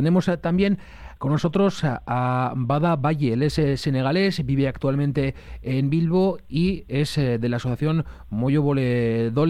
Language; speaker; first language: Spanish; native; Spanish